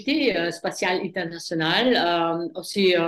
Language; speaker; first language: French; non-native, fluent; German